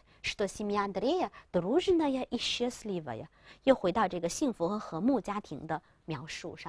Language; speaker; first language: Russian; non-native, fluent; Chinese